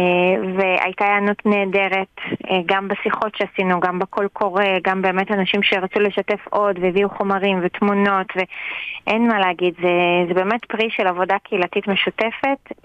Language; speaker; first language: Hebrew; native; Hebrew